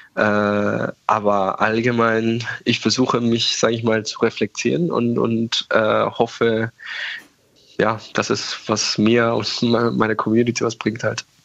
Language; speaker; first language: German; non-native, fluent; Persian